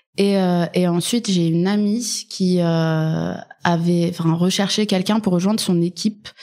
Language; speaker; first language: French; native; French